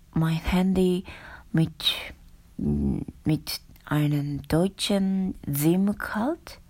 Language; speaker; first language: German; non-native, learner; Japanese